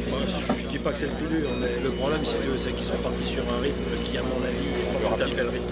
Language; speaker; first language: French; native; French